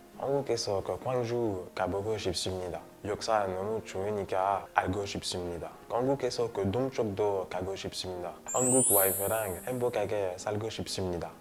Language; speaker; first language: Korean; non-native, learner; French